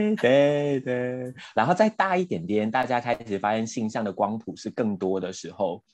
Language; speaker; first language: Chinese; native; Chinese